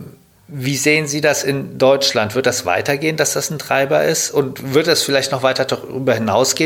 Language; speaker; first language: German; native; German